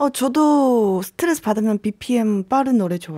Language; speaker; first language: Korean; non-native, learner; Chinese